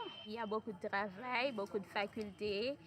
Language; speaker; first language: French; non-native, local second language; Haitian Creole